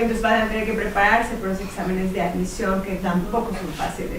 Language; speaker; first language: Spanish; native; Spanish